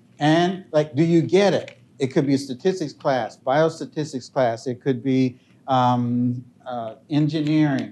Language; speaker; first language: English; native; English